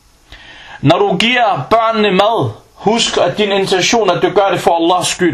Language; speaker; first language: Danish; early bilingual, other home language; Arabic